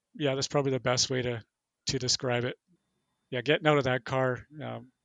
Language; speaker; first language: English; native; English